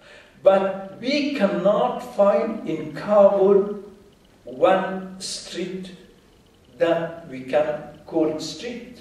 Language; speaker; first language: English; non-native, fluent; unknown